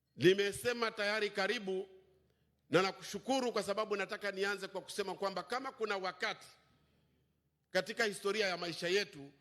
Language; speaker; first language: Swahili; native; Swahili